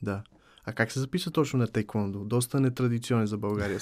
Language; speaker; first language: Bulgarian; native; Bulgarian